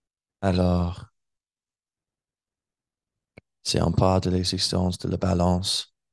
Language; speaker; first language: French; non-native, learner; English